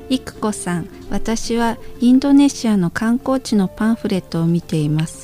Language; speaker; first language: Japanese; non-native, fluent; Indonesian